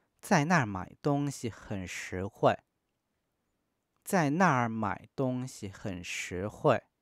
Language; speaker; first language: Chinese; non-native, fluent; Korean